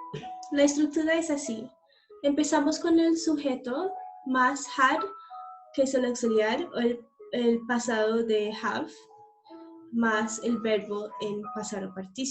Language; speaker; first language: Spanish; non-native, fluent; English